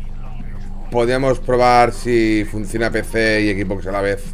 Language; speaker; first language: Spanish; native; Spanish